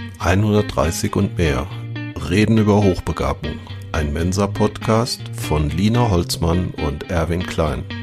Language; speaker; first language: German; native; German